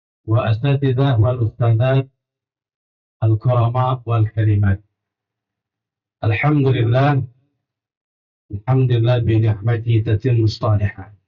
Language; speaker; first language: Arabic; non-native, fluent; Indonesian